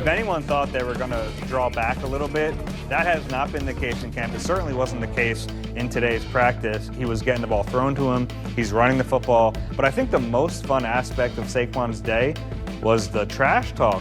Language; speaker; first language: English; native; English